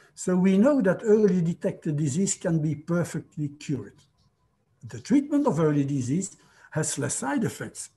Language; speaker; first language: English; non-native, fluent; Dutch